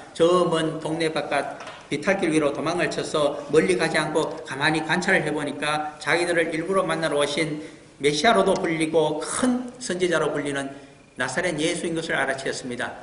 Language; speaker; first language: Korean; native; Korean